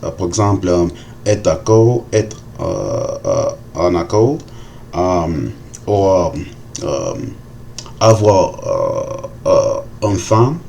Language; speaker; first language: French; non-native, learner; English